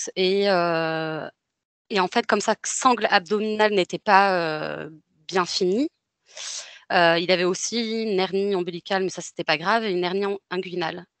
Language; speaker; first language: French; native; French